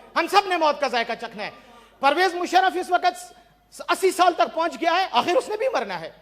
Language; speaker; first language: Urdu; non-native, local second language; Pashto